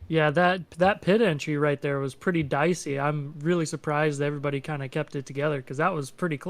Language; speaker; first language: English; native; English